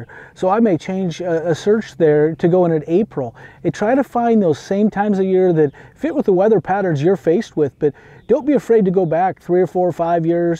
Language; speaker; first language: English; native; English